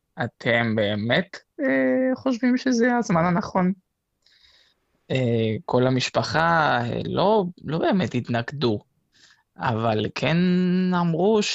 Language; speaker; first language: Hebrew; non-native, fluent; Spanish